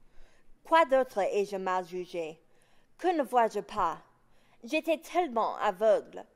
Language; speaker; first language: French; non-native, learner; English